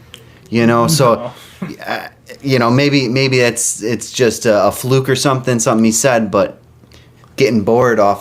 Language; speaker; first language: English; native; English